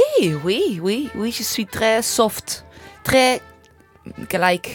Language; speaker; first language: French; non-native, learner; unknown